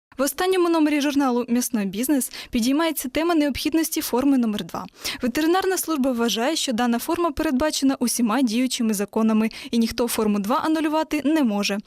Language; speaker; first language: Ukrainian; native; Ukrainian